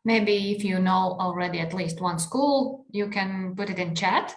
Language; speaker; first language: English; non-native, fluent; Latvian